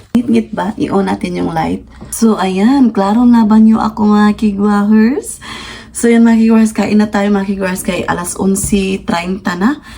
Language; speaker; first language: Filipino; non-native, local second language; Cebuano